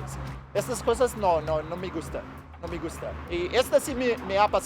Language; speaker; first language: Spanish; non-native, fluent; Arabic